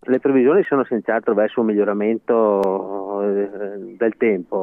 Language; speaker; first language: Italian; native; Italian